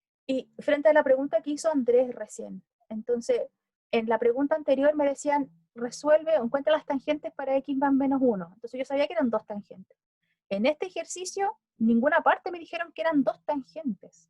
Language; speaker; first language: Spanish; native; Spanish